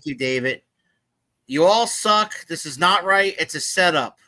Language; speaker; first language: English; native; English